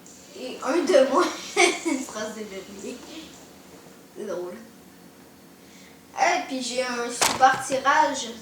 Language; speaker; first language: French; native; French